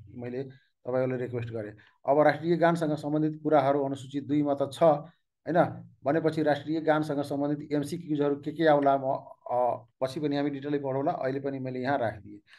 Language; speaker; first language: Nepali; non-native, local second language; Maithili